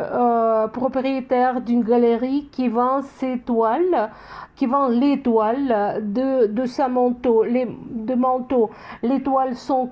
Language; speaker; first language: French; non-native, fluent; Russian